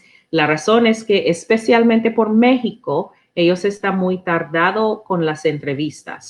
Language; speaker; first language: Spanish; non-native, learner; English